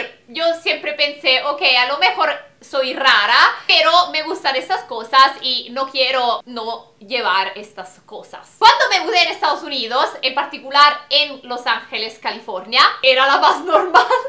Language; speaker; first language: Spanish; non-native, fluent; Italian